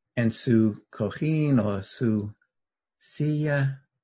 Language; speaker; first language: Spanish; non-native, learner; English